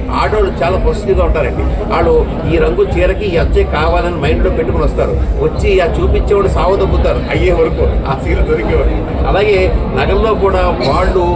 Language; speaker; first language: Telugu; native; Telugu